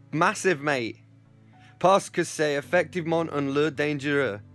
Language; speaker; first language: French; non-native, learner; English